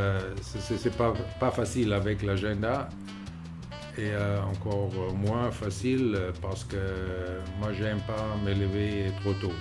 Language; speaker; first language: French; non-native, fluent; German